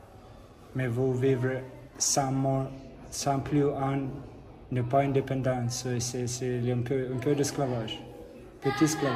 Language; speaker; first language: French; non-native, learner; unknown